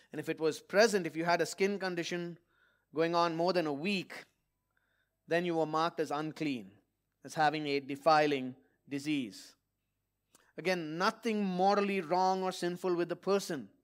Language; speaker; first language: English; non-native, local second language; Malayalam